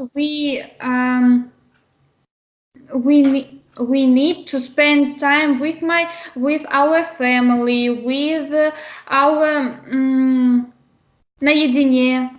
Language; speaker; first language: English; non-native, learner; Russian